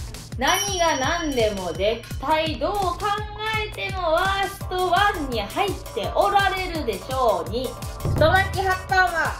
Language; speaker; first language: Japanese; native; Japanese